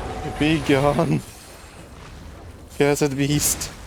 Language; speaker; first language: English; native; English